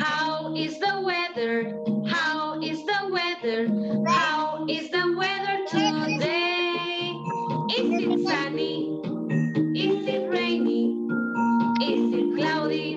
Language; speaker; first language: English; non-native, learner; Spanish